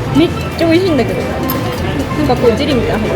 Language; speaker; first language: Japanese; native; Japanese